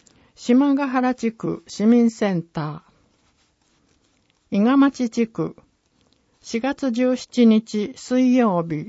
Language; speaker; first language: Japanese; native; Japanese